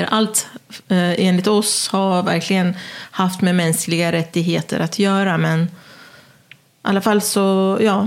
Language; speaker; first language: Swedish; non-native, fluent; Persian